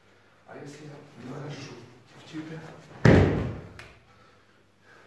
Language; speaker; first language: Russian; native; Russian